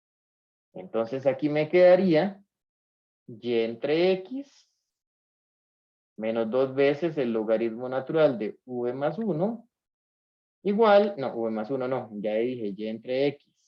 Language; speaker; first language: Spanish; native; Spanish